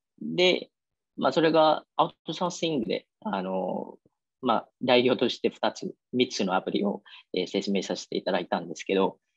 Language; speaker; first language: Japanese; non-native, fluent; Vietnamese